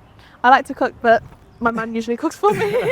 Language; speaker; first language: English; native; English